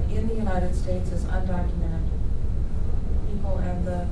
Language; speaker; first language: English; native; English